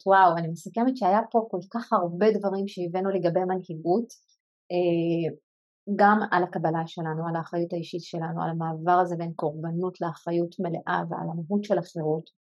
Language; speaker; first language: Hebrew; non-native, local second language; Arabic